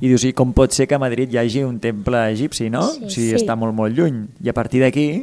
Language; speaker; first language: Catalan; native; Catalan